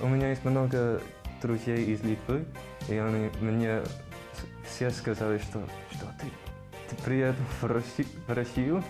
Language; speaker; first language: Russian; non-native, learner; English